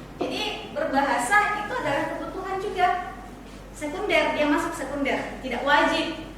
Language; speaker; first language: Indonesian; native; Indonesian